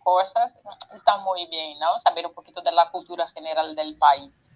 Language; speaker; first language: Spanish; non-native, fluent; Portuguese